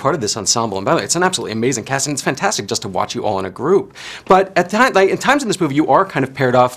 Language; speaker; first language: English; native; English